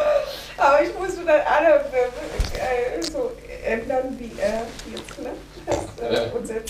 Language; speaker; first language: German; non-native, fluent; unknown